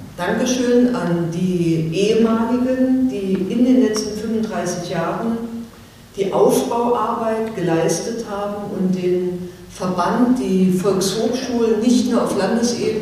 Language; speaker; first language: German; native; German